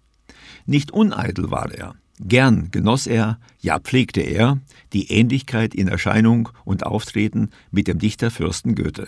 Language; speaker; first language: German; native; German